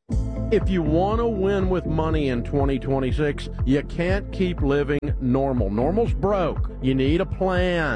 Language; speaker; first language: English; native; English